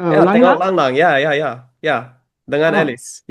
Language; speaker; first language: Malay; early bilingual, heritage; Malay